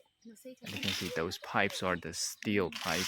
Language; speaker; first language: English; non-native, fluent; Chinese